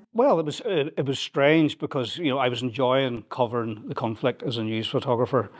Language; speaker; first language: English; native; English